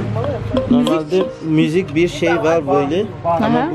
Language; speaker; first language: Turkish; non-native, learner; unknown